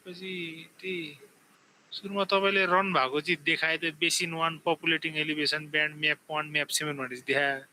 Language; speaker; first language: Nepali; native; Nepali